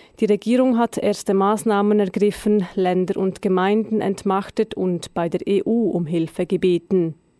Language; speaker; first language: German; native; German